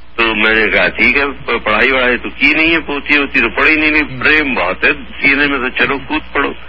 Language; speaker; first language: Urdu; non-native, local second language; Gujarati